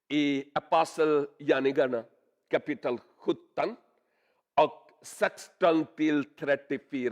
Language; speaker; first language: Swedish; non-native, learner; Urdu